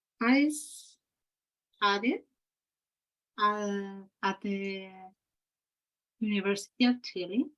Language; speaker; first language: English; non-native, learner; Spanish